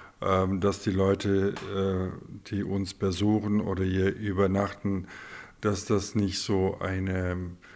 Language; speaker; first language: German; non-native, local second language; Afrikaans